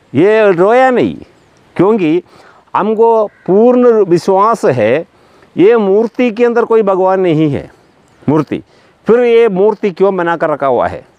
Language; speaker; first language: Hindi; non-native, local second language; Malayalam